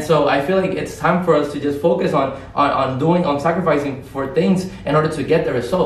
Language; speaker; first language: English; non-native, fluent; Spanish